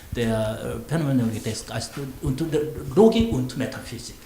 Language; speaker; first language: German; non-native, fluent; Korean